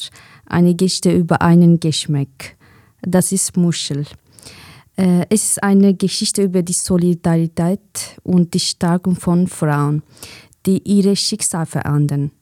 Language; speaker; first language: German; non-native, fluent; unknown